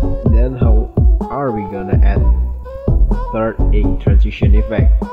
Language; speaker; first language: English; non-native, fluent; Indonesian